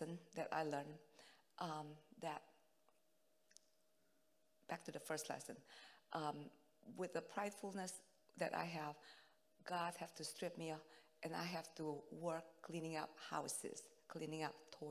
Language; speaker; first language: English; non-native, fluent; Indonesian